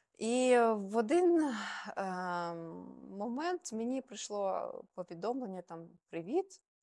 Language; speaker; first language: Ukrainian; native; Ukrainian